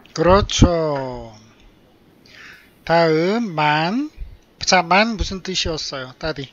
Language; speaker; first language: Korean; native; Korean